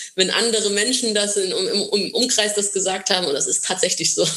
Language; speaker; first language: German; non-native, fluent; Portuguese